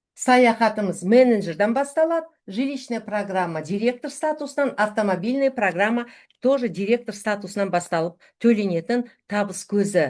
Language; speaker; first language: Russian; non-native, local second language; Kazakh